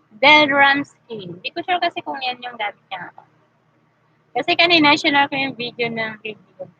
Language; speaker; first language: Filipino; non-native, local second language; Masbatenyo